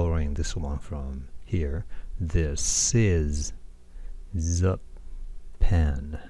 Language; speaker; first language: English; non-native, fluent; Japanese